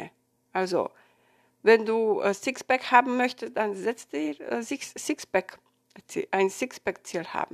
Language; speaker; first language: German; non-native, fluent; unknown